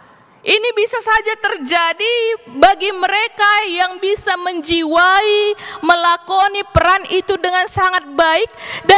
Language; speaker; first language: Indonesian; native; Indonesian